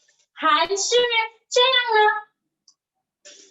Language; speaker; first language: Chinese; non-native, learner; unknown